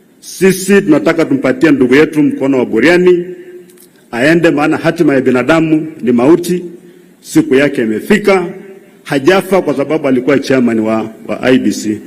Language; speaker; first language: Swahili; non-native, local second language; Luyia